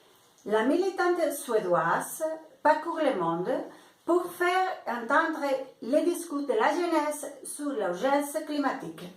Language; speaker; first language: French; non-native, fluent; Spanish